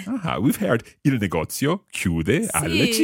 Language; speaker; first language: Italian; non-native, fluent; English